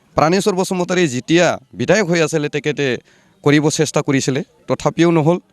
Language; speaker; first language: Assamese; non-native, local second language; Bodo